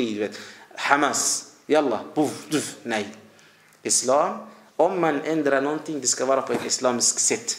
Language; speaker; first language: Swedish; early bilingual, other home language; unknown